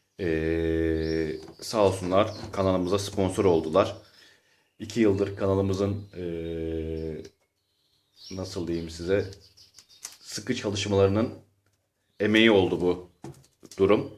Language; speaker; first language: Turkish; native; Turkish